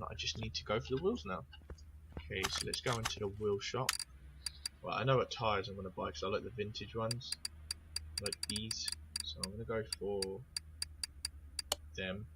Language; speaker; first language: English; native; English